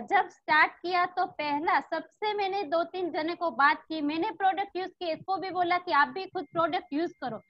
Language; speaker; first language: Hindi; non-native, local second language; Gujarati